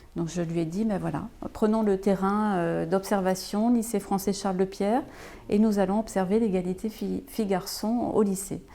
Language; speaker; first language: French; native; French